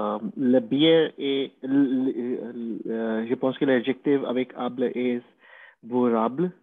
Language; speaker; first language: French; non-native, learner; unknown